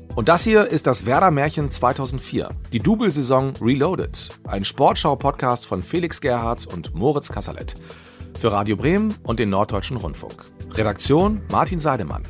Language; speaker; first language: German; native; German